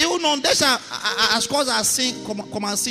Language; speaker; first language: Portuguese; non-native, learner; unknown